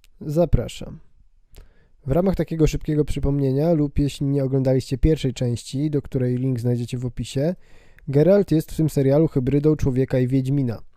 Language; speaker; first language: Polish; native; Polish